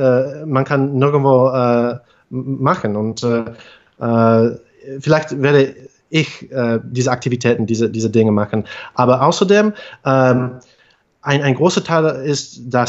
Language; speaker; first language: German; non-native, fluent; English